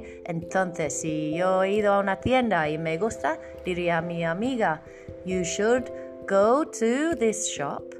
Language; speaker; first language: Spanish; non-native, fluent; English